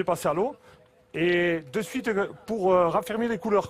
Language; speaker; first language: French; native; French